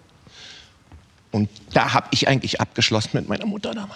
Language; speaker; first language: German; native; German